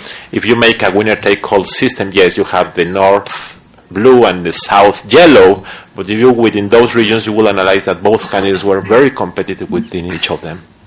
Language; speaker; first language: English; non-native, fluent; Spanish